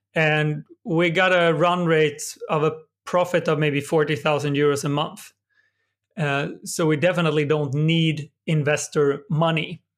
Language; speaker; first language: English; non-native, fluent; Swedish